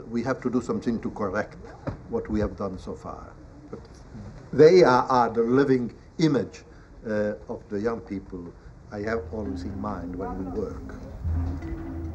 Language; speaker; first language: English; non-native, fluent; Italian